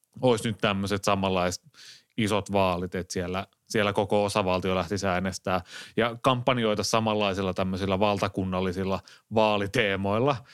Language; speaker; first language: Finnish; native; Finnish